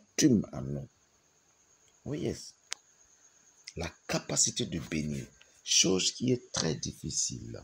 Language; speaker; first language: French; non-native, local second language; Mossi